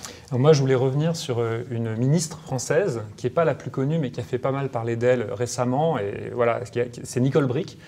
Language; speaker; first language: French; native; French